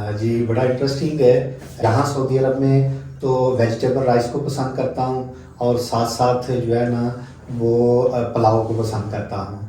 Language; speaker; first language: Urdu; non-native, local second language; Punjabi